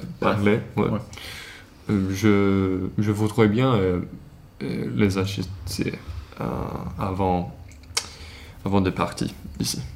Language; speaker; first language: French; non-native, learner; Swedish